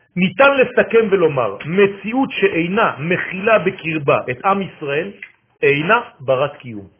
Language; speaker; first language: Hebrew; non-native, fluent; French